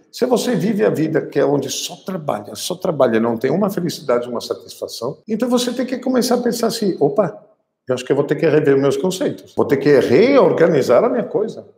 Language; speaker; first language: Portuguese; non-native, fluent; Italian